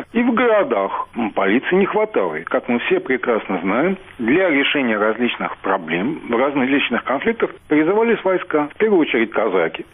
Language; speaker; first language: Russian; native; Russian